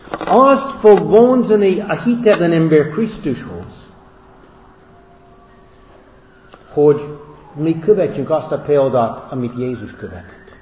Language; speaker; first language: Hungarian; non-native, fluent; English